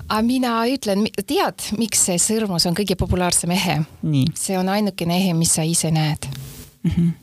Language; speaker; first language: Estonian; non-native, local second language; Russian